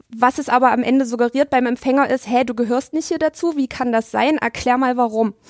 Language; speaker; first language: German; native; German